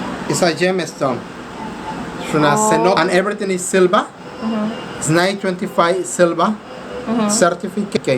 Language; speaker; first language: English; non-native, learner; Spanish